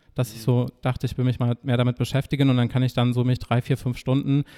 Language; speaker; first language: German; native; German